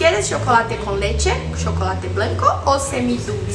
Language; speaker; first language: Spanish; non-native, fluent; Portuguese